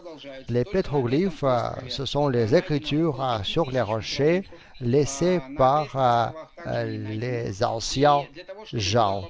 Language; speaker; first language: French; non-native, fluent; Russian